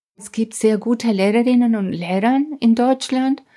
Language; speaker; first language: German; non-native, fluent; Spanish